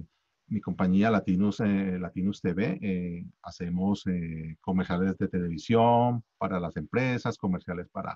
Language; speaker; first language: Spanish; native; Spanish